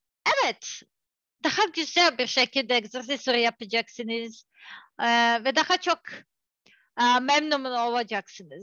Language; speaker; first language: Turkish; non-native, learner; Serbian